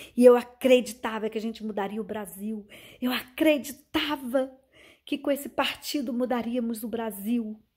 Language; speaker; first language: Portuguese; native; Portuguese